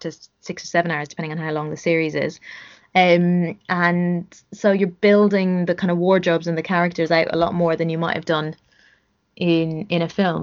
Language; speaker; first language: English; native; English